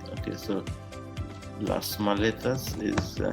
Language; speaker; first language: Spanish; non-native, learner; English